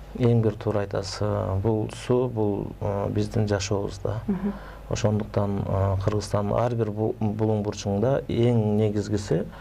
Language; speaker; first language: Kyrgyz; native; Kyrgyz